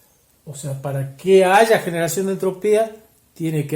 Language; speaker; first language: Spanish; native; Spanish